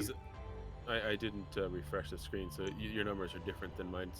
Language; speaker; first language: English; native; English